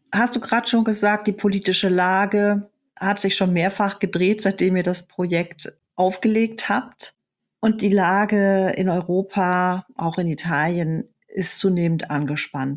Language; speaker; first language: German; native; German